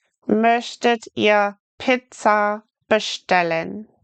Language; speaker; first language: German; non-native, fluent; English